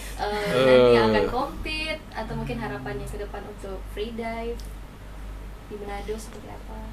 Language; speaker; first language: Indonesian; native; Indonesian